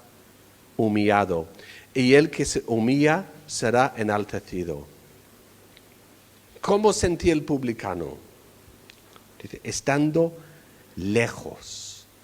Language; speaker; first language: Spanish; non-native, fluent; English